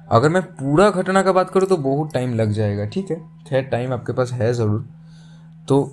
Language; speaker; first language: Hindi; non-native, local second language; Bangla